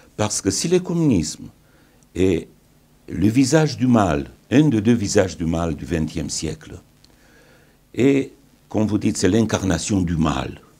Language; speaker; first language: French; non-native, fluent; Romanian